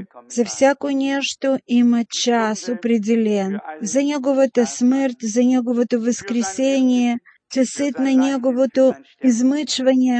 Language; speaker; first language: Bulgarian; non-native, fluent; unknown